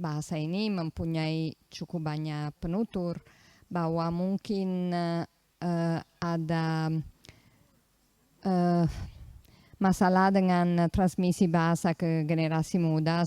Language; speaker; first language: Indonesian; non-native, fluent; Italian